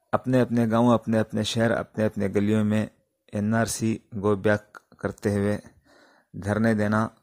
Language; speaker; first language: Urdu; native; Urdu